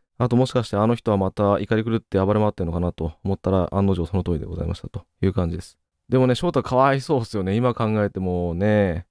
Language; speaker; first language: Japanese; native; Japanese